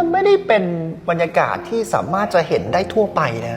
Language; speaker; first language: Thai; native; Thai